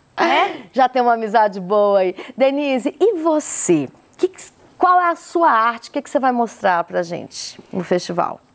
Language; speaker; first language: Portuguese; native; Portuguese